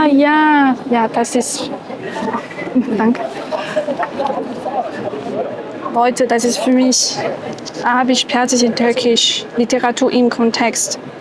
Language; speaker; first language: German; non-native, learner; Chinese